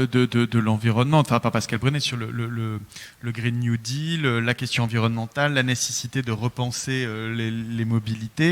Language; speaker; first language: French; native; French